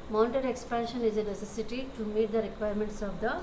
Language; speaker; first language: English; non-native, local second language; Telugu